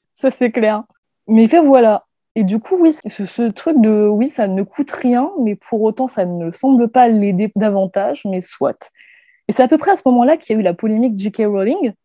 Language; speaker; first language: French; native; French